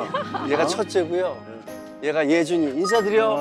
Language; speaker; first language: Korean; native; Korean